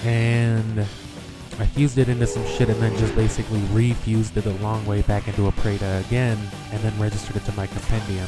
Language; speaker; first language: English; native; English